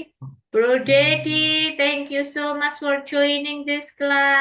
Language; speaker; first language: English; non-native, learner; Indonesian